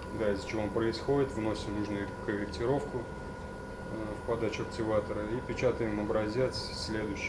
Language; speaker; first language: Russian; native; Russian